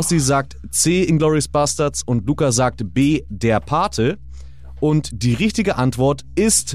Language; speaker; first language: German; native; German